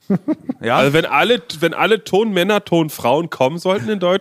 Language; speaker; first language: German; native; German